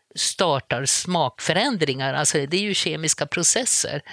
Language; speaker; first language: Swedish; native; Swedish